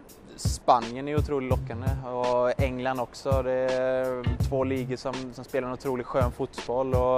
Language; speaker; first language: Swedish; native; Swedish